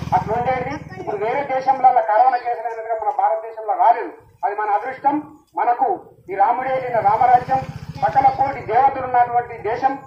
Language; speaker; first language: Telugu; native; Telugu